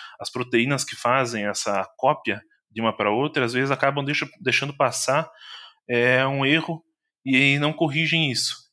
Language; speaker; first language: Portuguese; native; Portuguese